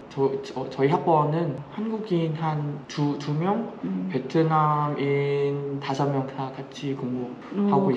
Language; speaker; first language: Korean; non-native, fluent; Vietnamese